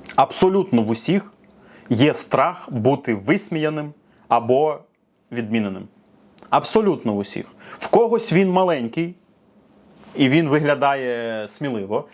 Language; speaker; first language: Ukrainian; non-native, local second language; Russian